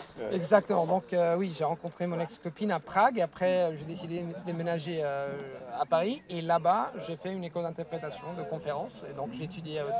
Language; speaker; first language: French; non-native, fluent; Italian